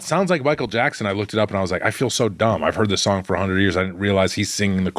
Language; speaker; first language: English; native; English